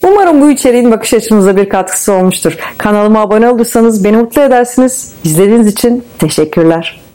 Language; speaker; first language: Turkish; native; Turkish